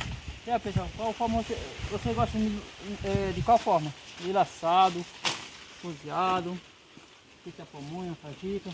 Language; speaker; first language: Portuguese; native; Portuguese